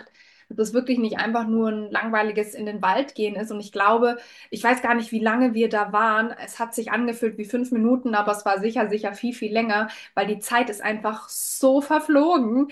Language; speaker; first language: German; native; German